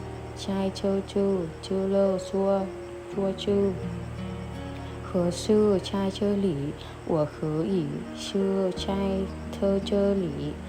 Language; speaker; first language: Chinese; non-native, learner; Vietnamese